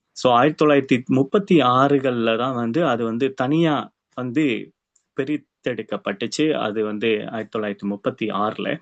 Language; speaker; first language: Tamil; early bilingual, heritage; Tamil